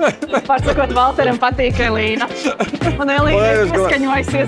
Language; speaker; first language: Latvian; native; Latvian